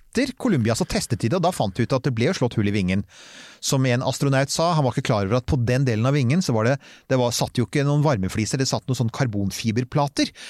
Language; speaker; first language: Norwegian; native; Norwegian